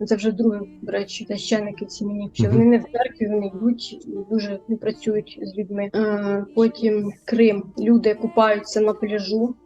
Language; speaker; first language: Ukrainian; native; Ukrainian